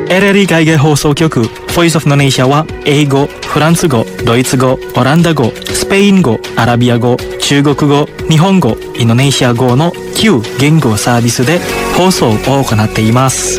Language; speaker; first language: Japanese; non-native, fluent; Indonesian